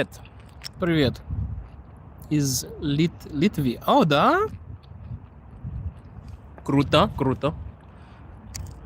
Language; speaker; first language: Russian; non-native, learner; Shona